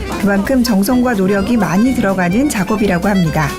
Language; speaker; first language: Korean; native; Korean